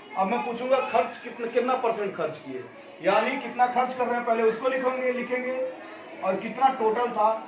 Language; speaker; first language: Hindi; native; Hindi